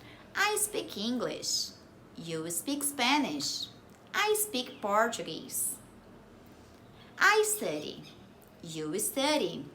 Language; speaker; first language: English; non-native, fluent; Portuguese